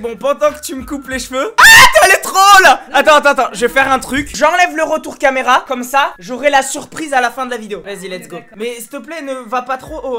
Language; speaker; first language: French; native; French